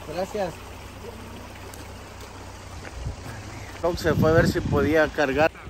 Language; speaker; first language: Spanish; native; Spanish